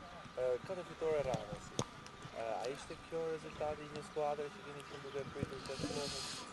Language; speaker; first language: Albanian; native; Albanian